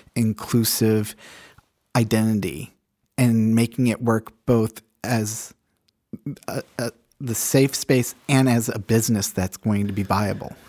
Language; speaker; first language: English; native; English